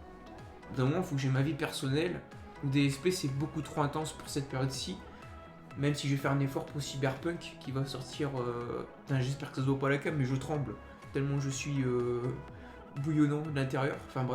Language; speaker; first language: French; native; French